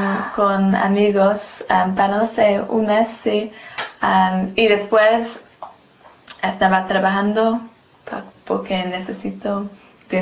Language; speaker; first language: Spanish; non-native, learner; English